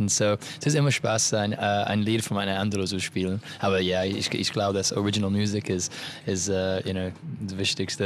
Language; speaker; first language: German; non-native, learner; English